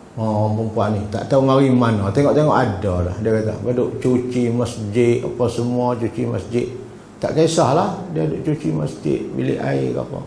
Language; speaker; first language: Malay; native; Malay